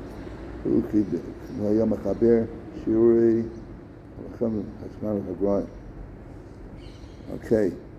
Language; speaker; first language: Hebrew; non-native, fluent; English